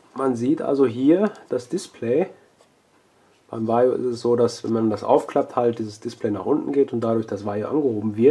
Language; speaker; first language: German; native; German